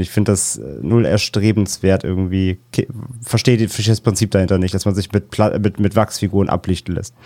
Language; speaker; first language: German; native; German